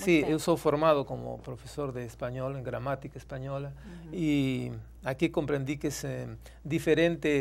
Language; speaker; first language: Portuguese; non-native, fluent; Spanish